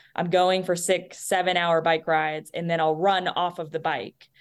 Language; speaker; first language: English; native; English